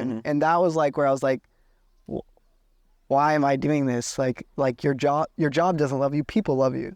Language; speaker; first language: English; native; English